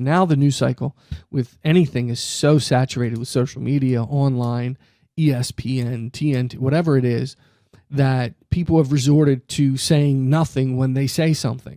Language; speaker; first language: English; native; English